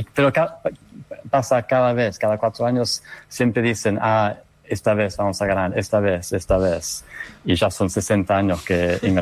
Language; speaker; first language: Spanish; non-native, fluent; English